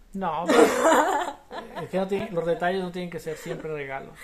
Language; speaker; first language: Spanish; early bilingual, heritage; Spanish